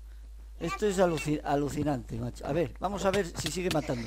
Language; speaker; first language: Spanish; native; Spanish